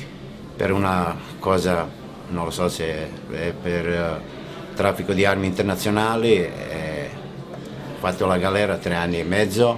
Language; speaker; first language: Italian; non-native, fluent; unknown